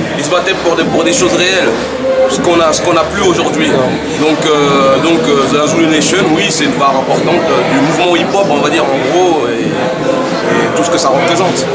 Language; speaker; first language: French; early bilingual, other home language; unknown